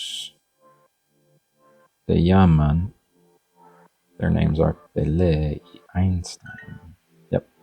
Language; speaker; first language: Spanish; non-native, learner; English